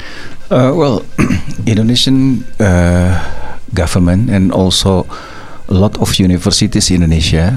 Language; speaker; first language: English; non-native, learner; Indonesian